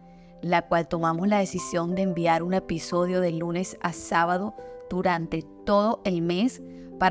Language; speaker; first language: Spanish; native; Spanish